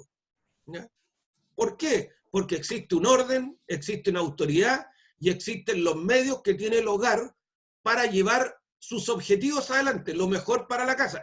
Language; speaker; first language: Spanish; native; Spanish